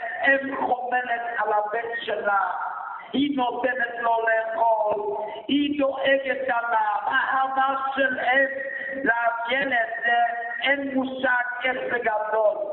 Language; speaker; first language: Hebrew; non-native, fluent; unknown